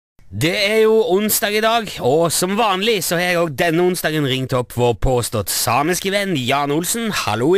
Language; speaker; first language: Norwegian; native; Norwegian